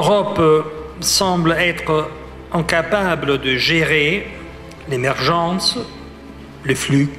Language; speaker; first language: French; non-native, fluent; Italian